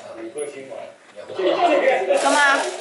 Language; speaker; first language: Chinese; native; Chinese